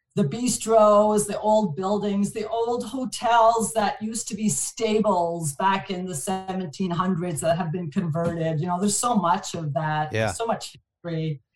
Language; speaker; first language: English; non-native, fluent; French